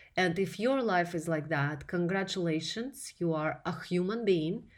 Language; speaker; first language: English; non-native, fluent; Russian